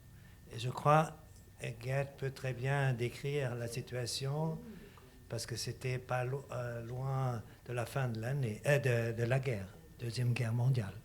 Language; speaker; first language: French; non-native, fluent; German